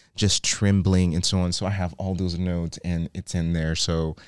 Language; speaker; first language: English; non-native, fluent; Haitian Creole